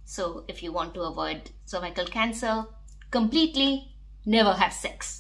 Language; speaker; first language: English; non-native, local second language; Bangla